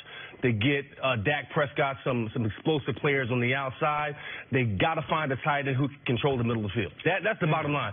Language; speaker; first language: English; native; English